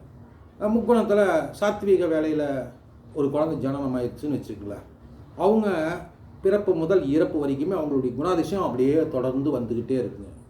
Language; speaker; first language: Tamil; native; Tamil